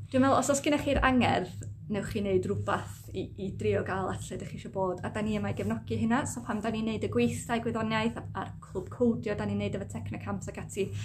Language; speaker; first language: Welsh; native; Welsh